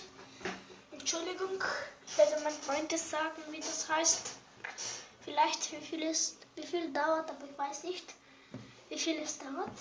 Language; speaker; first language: German; non-native, learner; Bulgarian